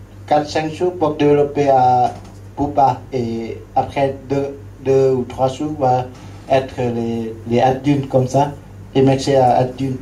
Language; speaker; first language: French; non-native, learner; Lao